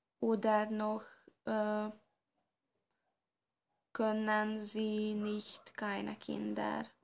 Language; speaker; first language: German; non-native, learner; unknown